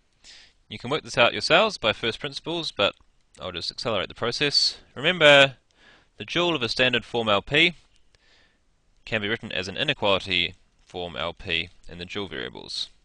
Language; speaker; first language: English; native; English